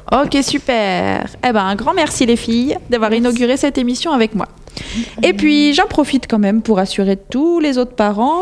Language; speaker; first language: French; native; French